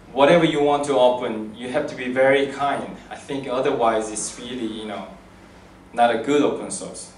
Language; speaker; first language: English; non-native, fluent; Korean